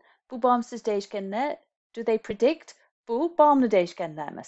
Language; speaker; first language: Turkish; non-native, fluent; English